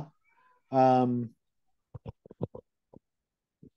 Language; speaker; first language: French; non-native, learner; English